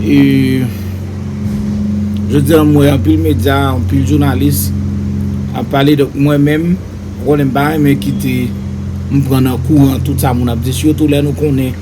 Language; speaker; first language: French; non-native, local second language; Haitian Creole